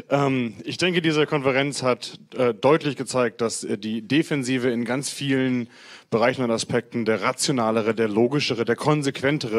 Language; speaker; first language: German; native; German